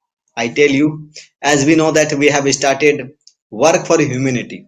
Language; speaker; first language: English; non-native, fluent; Hindi